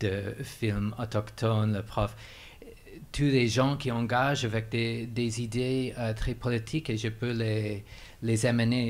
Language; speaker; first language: French; non-native, fluent; English